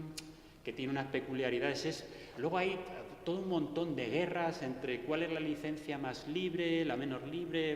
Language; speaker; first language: Spanish; native; Spanish